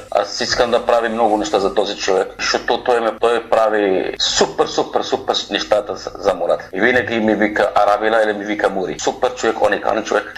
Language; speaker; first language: Bulgarian; non-native, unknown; Arabic